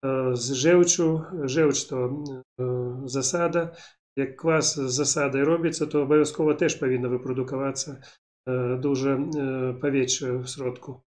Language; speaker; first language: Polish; non-native, learner; Belarusian